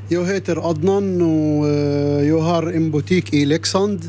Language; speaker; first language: Swedish; non-native, learner; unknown